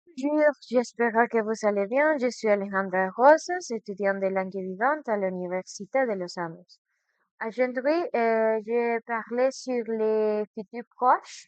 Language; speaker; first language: French; non-native, learner; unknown